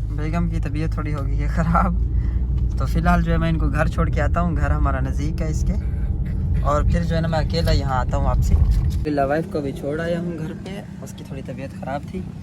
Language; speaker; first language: Urdu; non-native, local second language; Saraiki